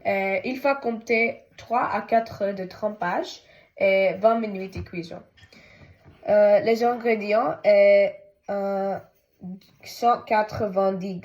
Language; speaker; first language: French; non-native, learner; Tamil